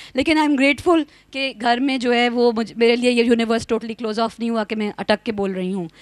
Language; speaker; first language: Urdu; native; Urdu